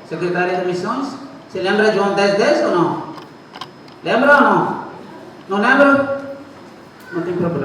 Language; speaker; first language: Portuguese; non-native, learner; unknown